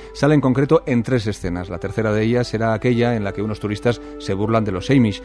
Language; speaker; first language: Spanish; native; Spanish